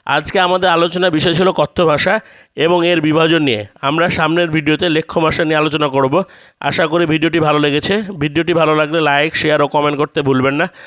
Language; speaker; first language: Bangla; native; Bangla